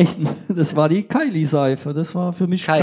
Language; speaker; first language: German; native; German